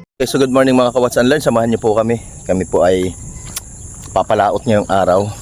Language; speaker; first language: Filipino; native; Filipino